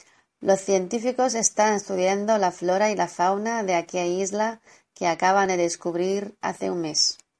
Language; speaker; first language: Spanish; non-native, fluent; Chinese